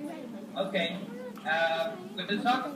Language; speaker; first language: English; non-native, fluent; Spanish